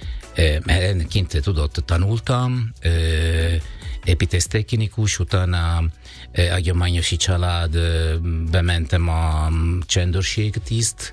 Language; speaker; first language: Hungarian; non-native, fluent; Italian